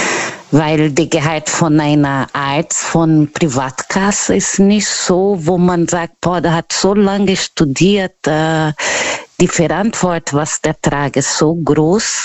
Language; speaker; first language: German; non-native, learner; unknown